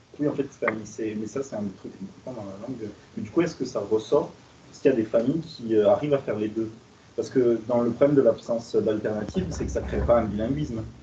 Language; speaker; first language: French; native; French